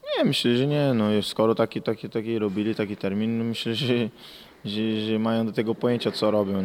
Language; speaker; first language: Polish; non-native, fluent; Portuguese